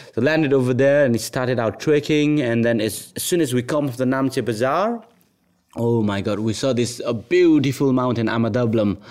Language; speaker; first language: English; non-native, local second language; Nepali